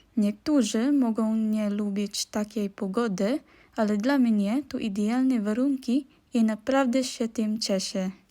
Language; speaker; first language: Polish; non-native, learner; Filipino